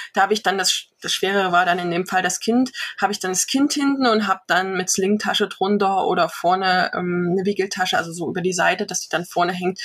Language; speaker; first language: German; native; German